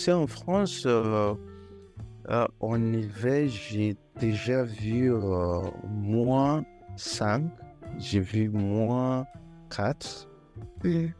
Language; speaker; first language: French; non-native, fluent; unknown